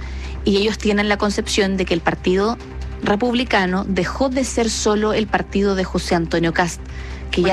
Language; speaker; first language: Spanish; native; Spanish